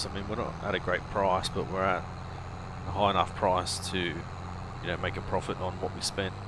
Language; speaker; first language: English; native; English